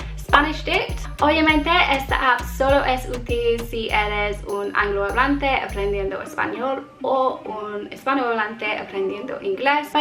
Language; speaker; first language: Spanish; non-native, learner; English